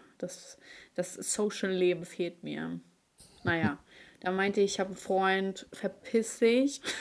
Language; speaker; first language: German; early bilingual, other home language; Ukrainian